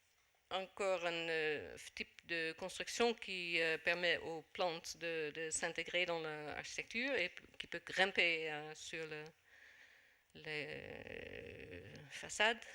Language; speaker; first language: French; non-native, fluent; Dutch